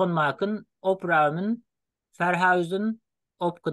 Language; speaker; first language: Dutch; non-native, learner; Turkish